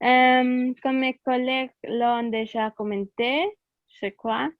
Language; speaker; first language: French; non-native, learner; Spanish